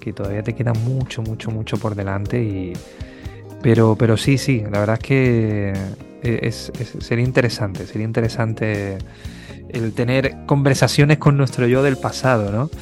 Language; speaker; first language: Spanish; native; Spanish